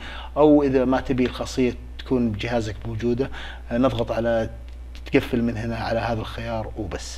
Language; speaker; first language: Arabic; native; Arabic